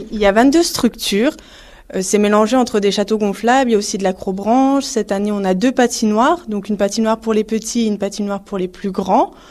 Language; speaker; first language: French; native; French